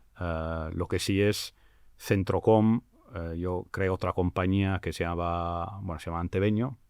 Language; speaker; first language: Spanish; non-native, fluent; English